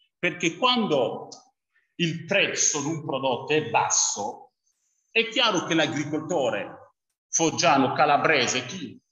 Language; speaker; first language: Italian; non-native, fluent; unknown